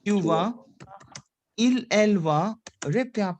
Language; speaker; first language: French; non-native, fluent; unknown